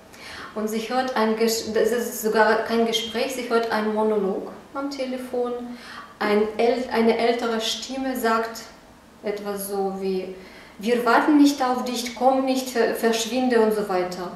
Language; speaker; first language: German; non-native, fluent; Russian